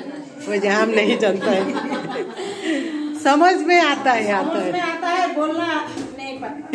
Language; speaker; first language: Hindi; non-native, local second language; Bangla